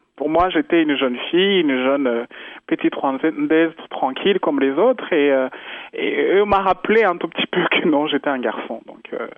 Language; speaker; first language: French; non-native, local second language; Kinyarwanda